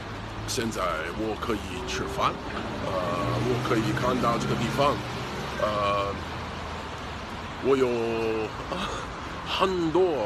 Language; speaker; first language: Chinese; non-native, learner; English